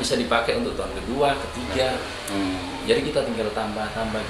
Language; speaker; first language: Indonesian; native; Indonesian